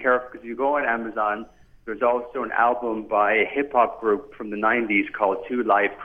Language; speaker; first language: English; native; English